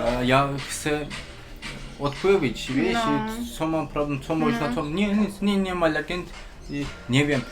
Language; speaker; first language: Polish; non-native, learner; Turkish